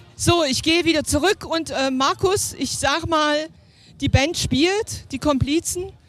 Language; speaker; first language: German; native; German